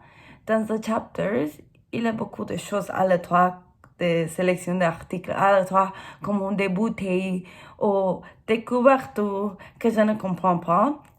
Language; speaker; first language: French; non-native, learner; English